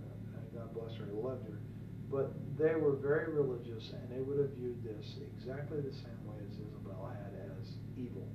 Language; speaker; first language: English; native; English